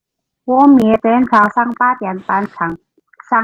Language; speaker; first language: Chinese; non-native, learner; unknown